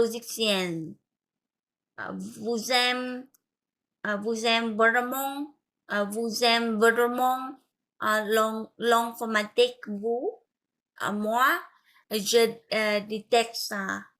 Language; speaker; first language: French; non-native, learner; Vietnamese